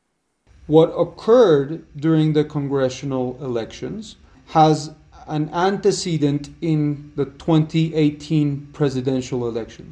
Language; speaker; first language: English; non-native, fluent; Spanish